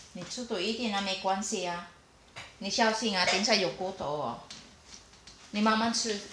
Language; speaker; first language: Chinese; non-native, learner; Cebuano